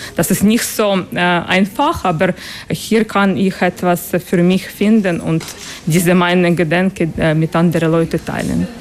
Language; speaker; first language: German; non-native, learner; Ukrainian